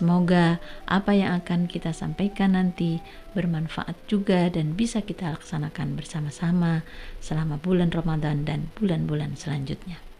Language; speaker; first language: Indonesian; native; Indonesian